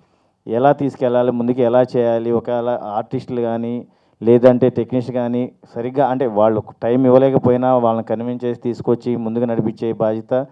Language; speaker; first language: Telugu; native; Telugu